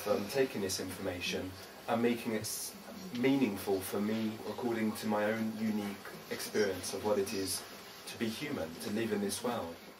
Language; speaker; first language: English; native; English